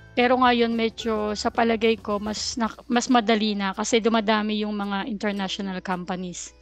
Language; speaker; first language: Filipino; native; Filipino